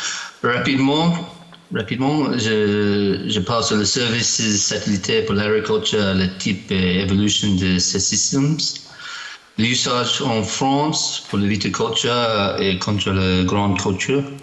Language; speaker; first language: French; non-native, learner; English